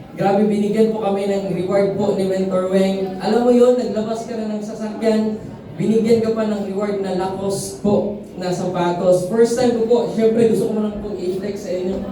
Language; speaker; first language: Filipino; non-native, local second language; Cebuano